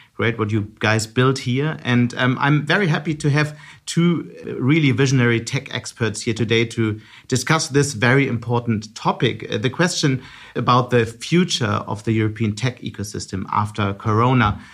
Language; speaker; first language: English; non-native, fluent; German